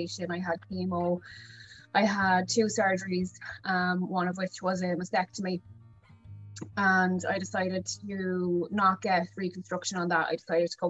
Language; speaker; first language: English; native; English